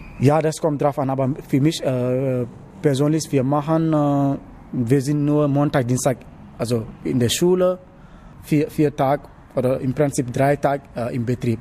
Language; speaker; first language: German; non-native, learner; Wolof